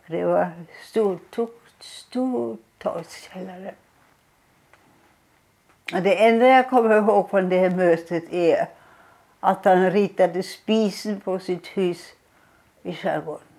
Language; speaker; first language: Swedish; non-native, fluent; German